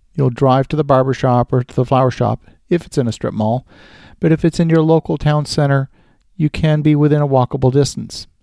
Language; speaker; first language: English; native; English